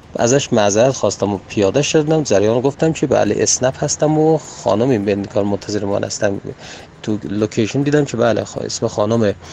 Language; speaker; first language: Persian; non-native, local second language; Azerbaijani